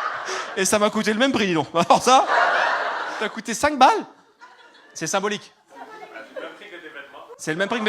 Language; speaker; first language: French; native; French